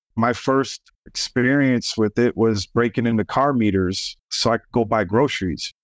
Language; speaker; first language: English; native; English